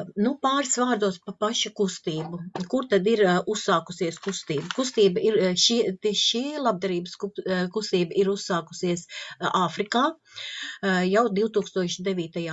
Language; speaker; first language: Latvian; non-native, local second language; Russian